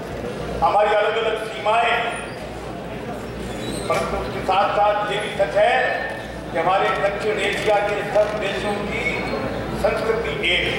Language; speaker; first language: Hindi; native; Hindi